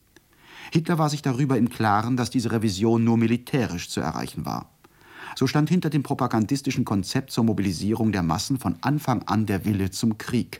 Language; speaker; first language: German; native; German